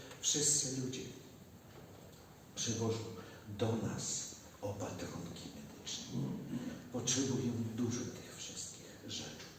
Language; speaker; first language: Polish; non-native, learner; Ukrainian